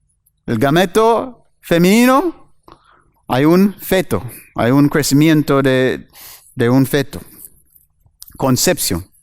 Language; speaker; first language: Spanish; non-native, learner; English